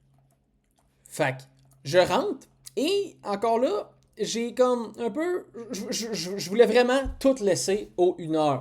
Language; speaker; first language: French; native; French